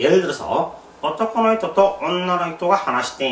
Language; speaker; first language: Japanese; non-native, fluent; Korean